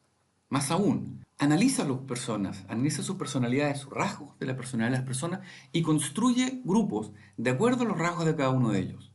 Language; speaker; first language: Spanish; native; Spanish